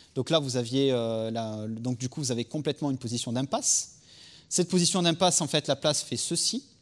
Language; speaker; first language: French; native; French